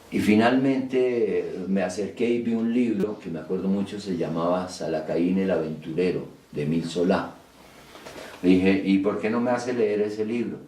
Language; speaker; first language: Spanish; early bilingual, other home language; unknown